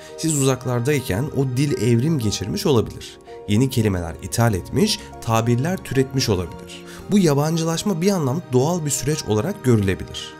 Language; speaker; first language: Turkish; native; Turkish